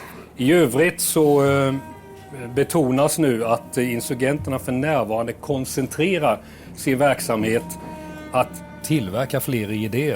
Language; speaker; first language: Swedish; native; Swedish